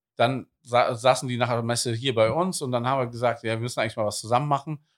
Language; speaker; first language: German; native; German